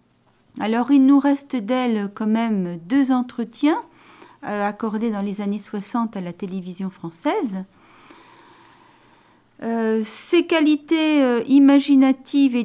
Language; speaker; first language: French; native; French